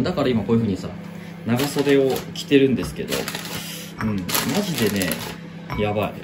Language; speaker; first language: Japanese; native; Japanese